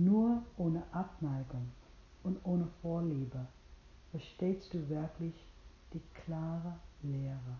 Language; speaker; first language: German; non-native, fluent; English